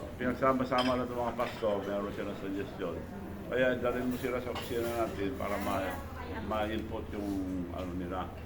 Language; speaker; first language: Filipino; non-native, local second language; Iloko